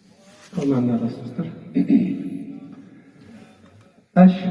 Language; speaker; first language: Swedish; non-native, fluent; Arabic